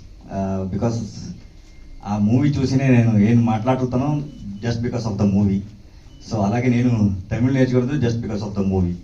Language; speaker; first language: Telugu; non-native, learner; Kannada